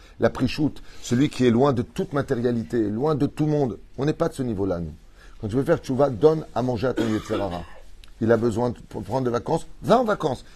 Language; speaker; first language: French; native; French